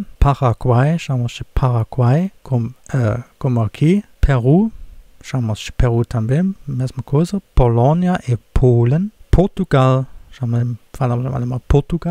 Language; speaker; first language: Portuguese; non-native, fluent; German